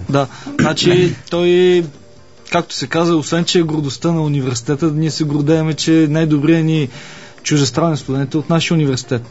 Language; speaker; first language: Bulgarian; native; Bulgarian